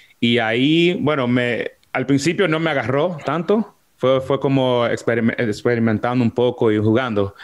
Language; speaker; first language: Spanish; early bilingual, heritage; Spanish